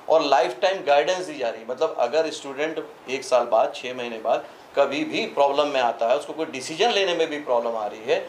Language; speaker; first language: Hindi; native; Hindi